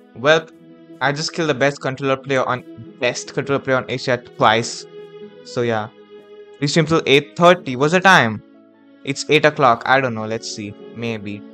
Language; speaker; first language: English; non-native, local second language; Hindi